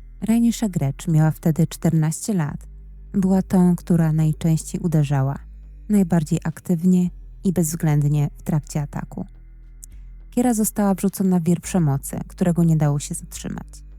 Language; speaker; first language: Polish; native; Polish